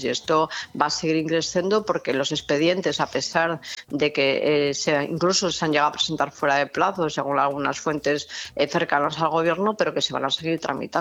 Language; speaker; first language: Spanish; native; Spanish